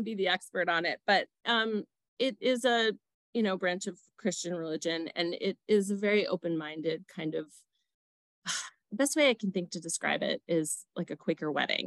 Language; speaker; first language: English; native; English